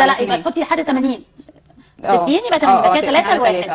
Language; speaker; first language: Arabic; native; Arabic